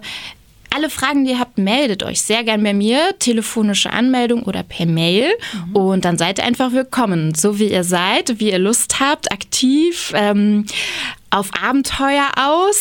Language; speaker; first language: German; native; German